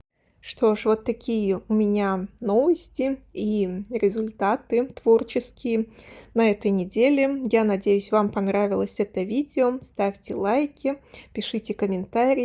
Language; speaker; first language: Russian; native; Russian